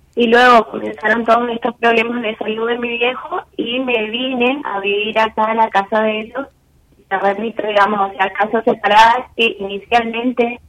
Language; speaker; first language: Spanish; native; Spanish